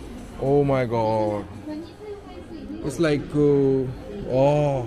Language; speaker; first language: English; non-native, local second language; Hindi